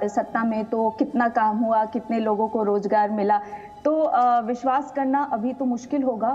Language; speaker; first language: Hindi; native; Hindi